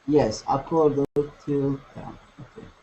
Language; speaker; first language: English; non-native, learner; Turkish